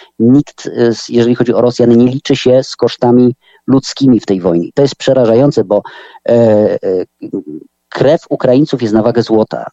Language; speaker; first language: Polish; native; Polish